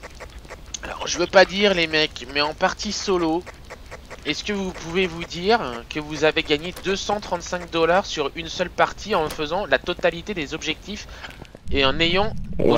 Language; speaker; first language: French; native; French